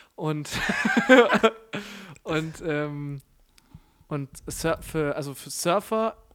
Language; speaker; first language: German; native; German